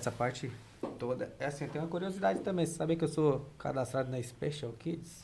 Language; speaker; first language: Portuguese; native; Portuguese